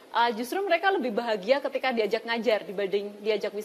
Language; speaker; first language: Indonesian; native; Indonesian